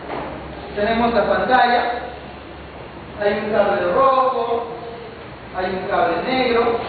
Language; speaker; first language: Spanish; native; Spanish